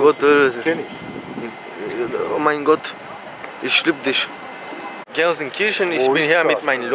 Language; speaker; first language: German; non-native, learner; Macedonian